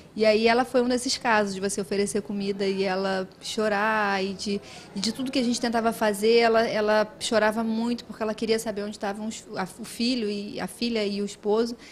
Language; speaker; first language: Portuguese; native; Portuguese